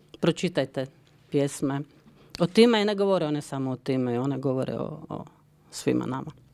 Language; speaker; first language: Croatian; early bilingual, heritage; Croatian